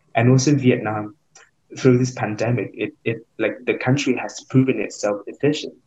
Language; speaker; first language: English; non-native, fluent; Vietnamese